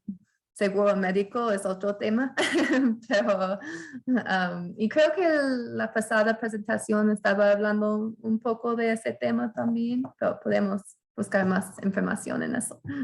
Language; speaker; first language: Spanish; non-native, fluent; English